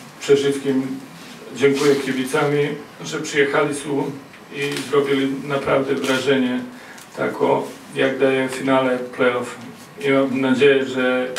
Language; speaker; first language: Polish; non-native, learner; Croatian